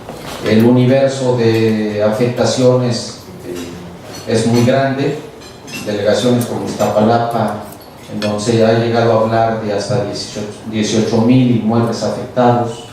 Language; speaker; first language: Spanish; native; Spanish